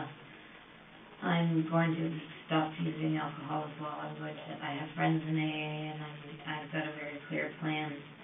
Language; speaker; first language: English; native; English